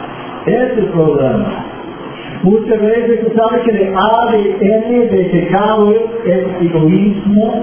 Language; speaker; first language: Spanish; non-native, fluent; English